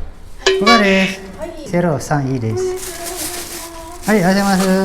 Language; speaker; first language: Japanese; non-native, learner; Indonesian